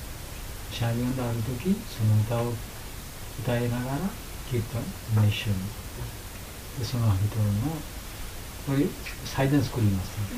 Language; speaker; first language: Japanese; non-native, learner; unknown